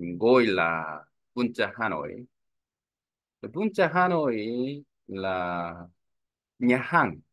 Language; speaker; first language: Vietnamese; non-native, learner; Korean